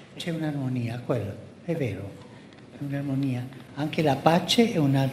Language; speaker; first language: Italian; non-native, fluent; Spanish